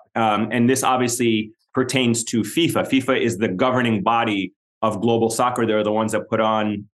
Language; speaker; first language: English; non-native, fluent; Arabic